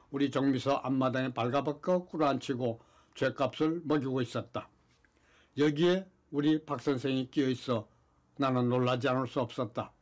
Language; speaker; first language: Korean; native; Korean